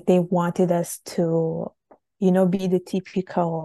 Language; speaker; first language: English; non-native, fluent; Italian